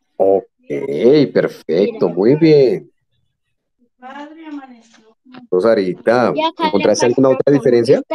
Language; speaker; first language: Spanish; native; Spanish